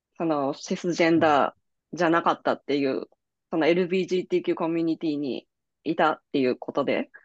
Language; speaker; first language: Japanese; native; Japanese